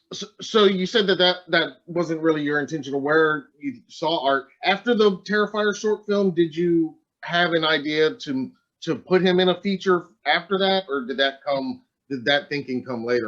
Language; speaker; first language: English; native; English